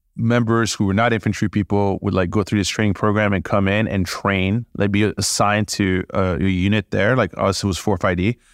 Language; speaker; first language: English; early bilingual, other home language; French